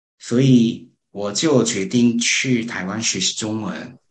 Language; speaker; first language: Chinese; non-native, learner; Korean